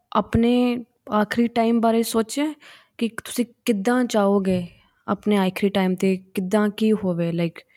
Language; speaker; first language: Punjabi; early bilingual, heritage; Punjabi